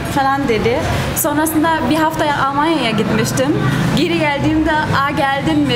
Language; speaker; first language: Turkish; non-native, fluent; German